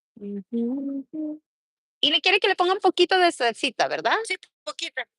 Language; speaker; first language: Spanish; early bilingual, heritage; Spanish